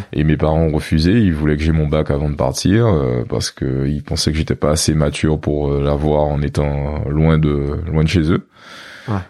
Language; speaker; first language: French; native; French